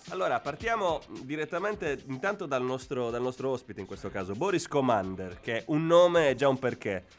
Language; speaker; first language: Italian; native; Italian